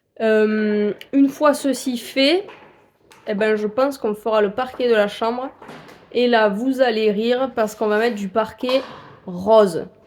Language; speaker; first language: French; native; French